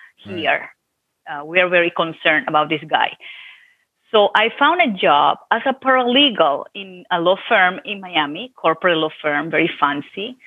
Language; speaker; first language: English; non-native, fluent; Spanish